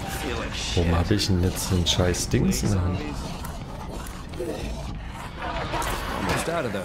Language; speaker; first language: German; native; German